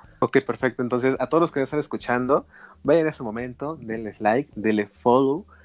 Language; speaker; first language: Spanish; native; Spanish